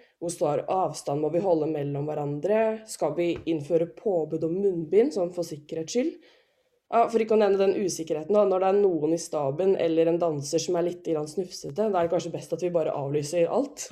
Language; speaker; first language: Norwegian; native; Norwegian